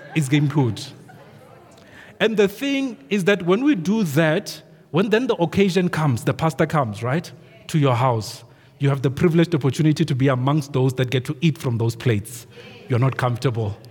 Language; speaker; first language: English; non-native, local second language; Venda